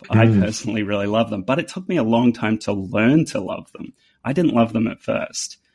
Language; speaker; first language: English; native; English